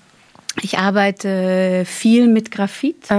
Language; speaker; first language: German; non-native, fluent; French